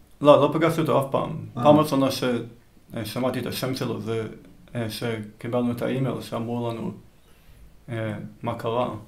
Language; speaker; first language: Hebrew; early bilingual, heritage; Hebrew